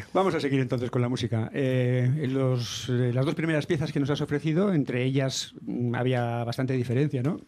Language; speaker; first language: Spanish; native; Spanish